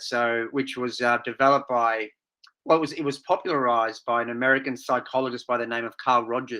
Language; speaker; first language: English; native; English